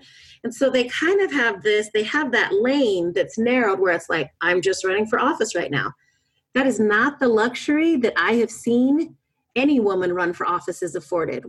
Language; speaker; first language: English; native; English